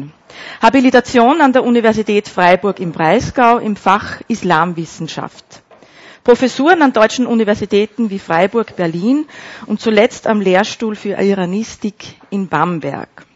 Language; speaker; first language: German; native; German